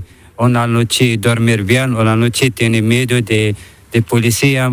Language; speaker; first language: Spanish; non-native, learner; Arabic